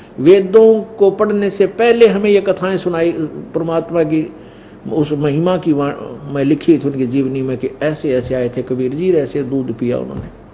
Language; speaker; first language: Hindi; native; Hindi